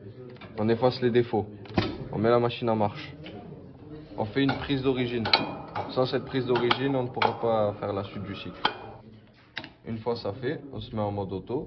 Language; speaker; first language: French; native; French